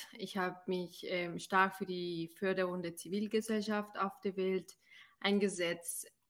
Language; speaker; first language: German; non-native, fluent; Spanish